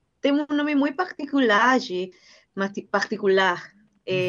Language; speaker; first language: Portuguese; non-native, learner; Spanish